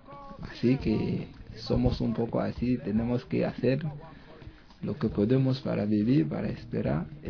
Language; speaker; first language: Spanish; non-native, learner; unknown